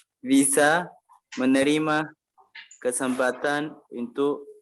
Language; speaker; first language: Indonesian; non-native, learner; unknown